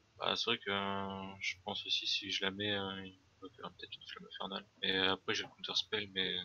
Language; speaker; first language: French; native; French